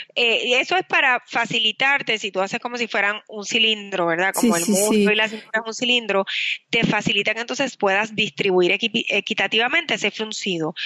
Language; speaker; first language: Spanish; native; Spanish